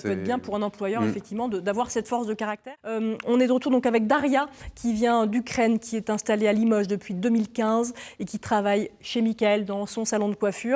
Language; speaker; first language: French; native; French